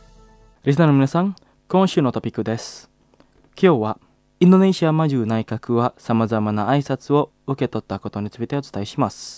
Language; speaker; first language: Japanese; non-native, fluent; Indonesian